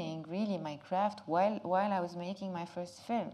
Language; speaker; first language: English; non-native, fluent; Arabic